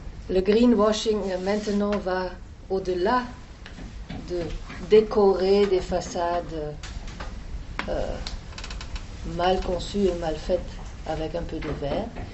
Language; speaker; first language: French; non-native, fluent; German